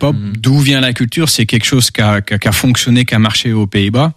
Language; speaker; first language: French; early bilingual, heritage; Dutch